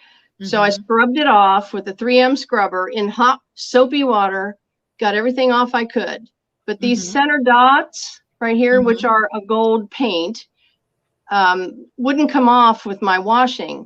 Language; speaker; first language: English; native; English